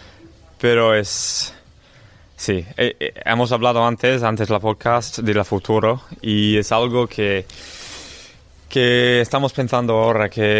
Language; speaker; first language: Spanish; non-native, learner; English